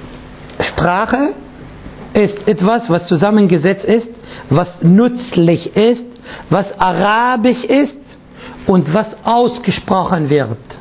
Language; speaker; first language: German; non-native, fluent; Arabic